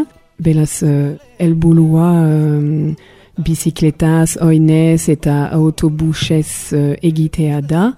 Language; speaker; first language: Basque; non-native, learner; French